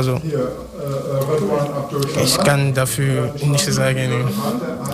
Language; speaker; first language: German; non-native, learner; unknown